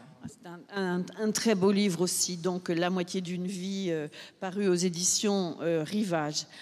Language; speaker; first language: French; native; French